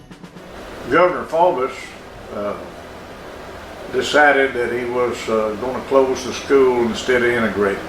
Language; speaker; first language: English; native; English